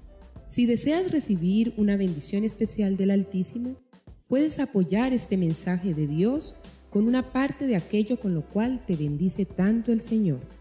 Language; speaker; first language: Spanish; native; Spanish